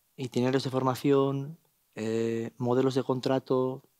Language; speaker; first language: Spanish; native; Spanish